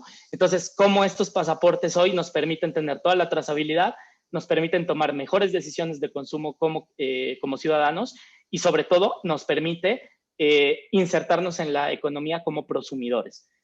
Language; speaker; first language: Spanish; native; Spanish